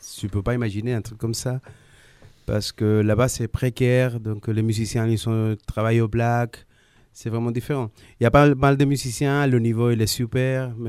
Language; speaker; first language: French; non-native, fluent; Spanish